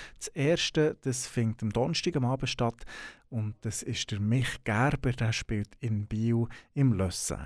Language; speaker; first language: German; native; German